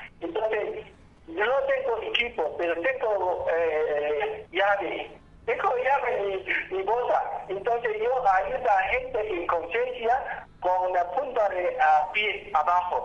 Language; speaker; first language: Spanish; non-native, learner; Chinese